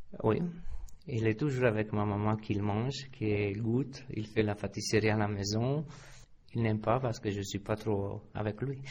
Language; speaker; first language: French; non-native, fluent; Italian